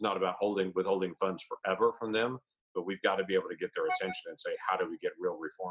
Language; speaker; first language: English; native; English